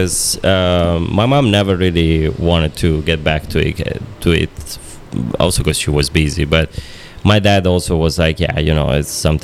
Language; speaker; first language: English; non-native, fluent; Italian